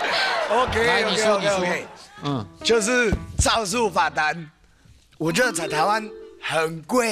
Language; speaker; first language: Chinese; non-native, fluent; Spanish